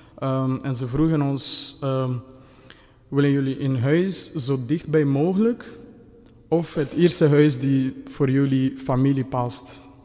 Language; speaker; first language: Dutch; non-native, fluent; Kinyarwanda